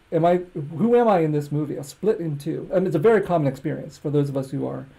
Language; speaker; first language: English; native; English